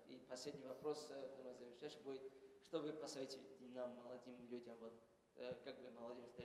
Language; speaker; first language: Russian; non-native, local second language; Tajik